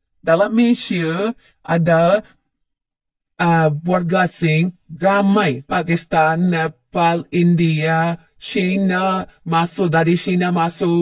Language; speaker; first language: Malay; non-native, learner; Rohingya